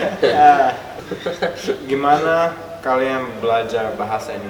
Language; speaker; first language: Indonesian; non-native, local second language; English